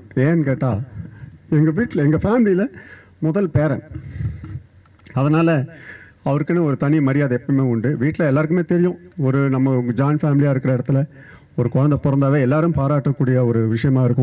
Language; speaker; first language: Tamil; native; Tamil